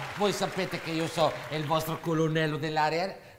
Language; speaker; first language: Italian; native; Italian